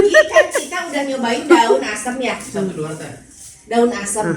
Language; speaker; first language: Indonesian; native; Indonesian